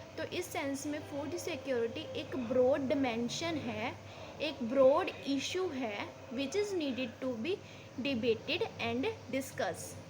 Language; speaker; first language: Hindi; native; Hindi